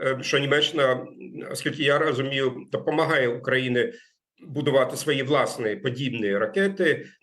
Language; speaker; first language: Ukrainian; non-native, fluent; German